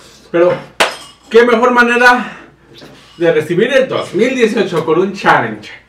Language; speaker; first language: Spanish; native; Spanish